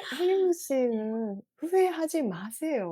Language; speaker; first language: Korean; non-native, fluent; Japanese